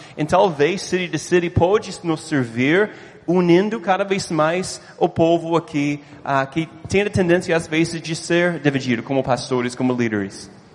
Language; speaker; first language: Portuguese; non-native, fluent; English